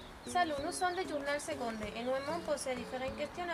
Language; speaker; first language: French; non-native, learner; Spanish